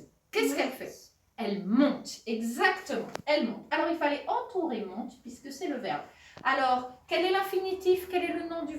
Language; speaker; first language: French; native; French